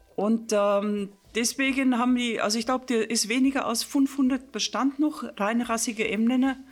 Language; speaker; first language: German; non-native, fluent; Afrikaans